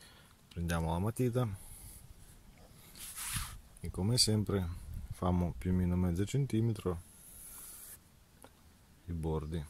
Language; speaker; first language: Italian; non-native, fluent; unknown